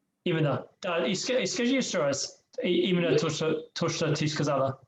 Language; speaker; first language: Russian; non-native, learner; English